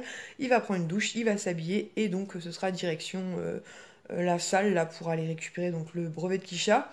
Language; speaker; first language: French; native; French